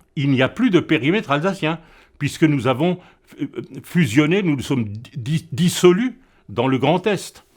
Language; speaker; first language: French; non-native, local second language; Swiss German